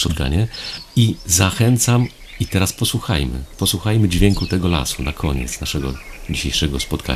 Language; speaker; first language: Polish; native; Polish